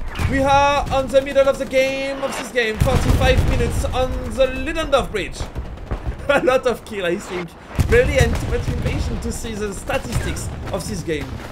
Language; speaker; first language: English; non-native, learner; French